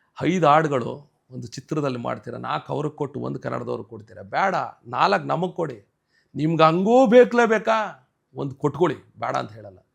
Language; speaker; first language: Kannada; native; Kannada